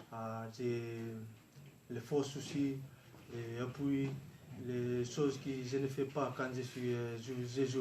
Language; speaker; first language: French; non-native, learner; Fijian